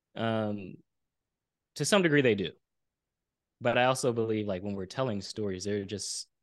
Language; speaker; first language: English; early bilingual, other home language; Haitian Creole